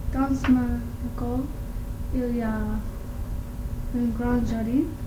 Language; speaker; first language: French; non-native, learner; English